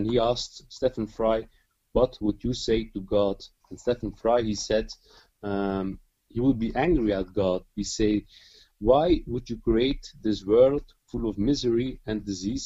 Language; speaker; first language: English; non-native, fluent; Dutch